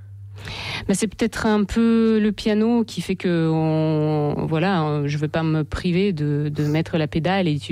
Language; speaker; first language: French; non-native, fluent; Russian